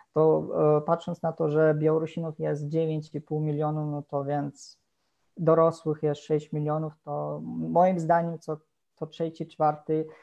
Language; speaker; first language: Polish; non-native, fluent; Russian